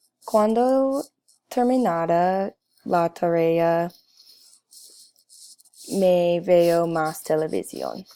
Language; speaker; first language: Spanish; non-native, learner; English